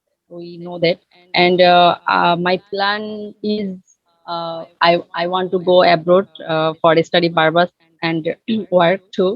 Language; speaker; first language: English; non-native, learner; Bangla